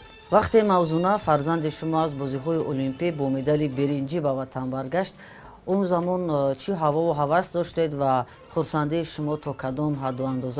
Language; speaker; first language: Persian; native; Persian